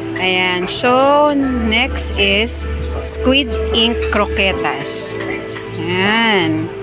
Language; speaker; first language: Filipino; non-native, local second language; Iloko